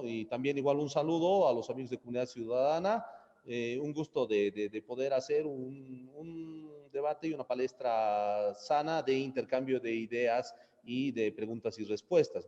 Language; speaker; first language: Spanish; native; Spanish